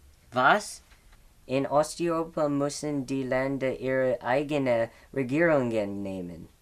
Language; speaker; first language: German; non-native, learner; English